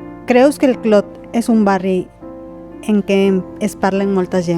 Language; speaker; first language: Catalan; non-native, learner; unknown